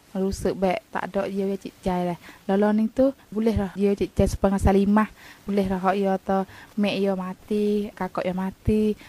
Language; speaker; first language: Malay; native; Malay